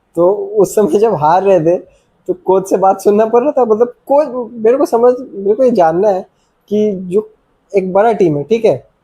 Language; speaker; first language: Hindi; non-native, local second language; Bangla